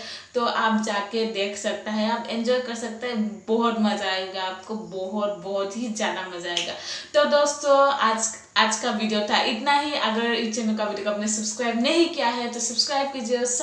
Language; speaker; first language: Hindi; non-native, local second language; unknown